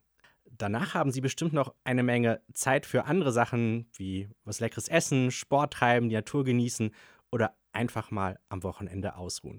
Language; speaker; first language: German; native; German